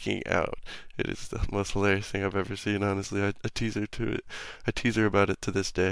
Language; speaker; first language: English; native; English